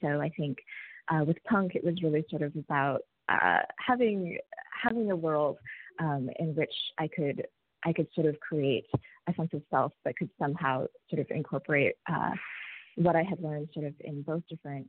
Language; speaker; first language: English; native; English